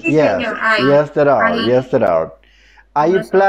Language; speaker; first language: English; non-native, fluent; Spanish